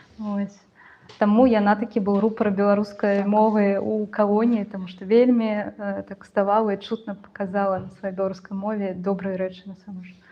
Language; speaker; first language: Belarusian; non-native, local second language; Russian